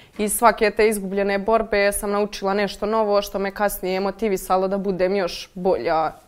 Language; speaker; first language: Croatian; native; Croatian